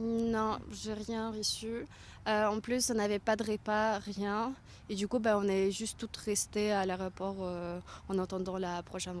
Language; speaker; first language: French; non-native, fluent; Russian